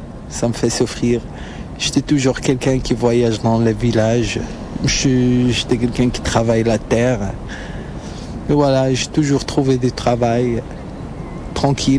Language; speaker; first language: French; non-native, local second language; Arabic